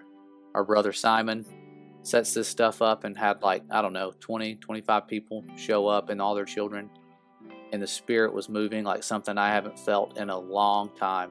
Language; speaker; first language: English; native; English